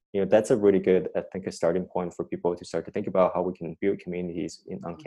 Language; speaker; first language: English; non-native, fluent; Chinese